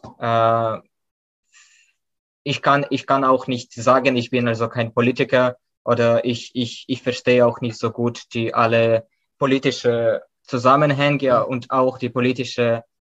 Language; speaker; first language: German; non-native, fluent; Ukrainian